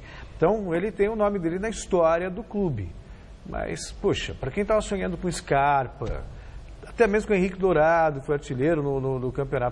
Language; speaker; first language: Portuguese; native; Portuguese